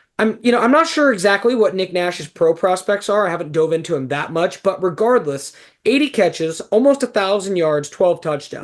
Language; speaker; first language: English; native; English